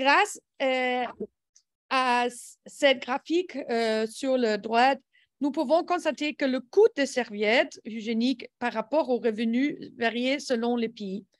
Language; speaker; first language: French; non-native, learner; English